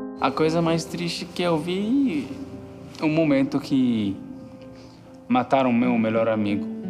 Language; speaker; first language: Portuguese; non-native, fluent; Arabic